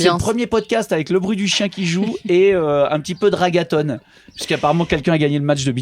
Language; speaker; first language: French; native; French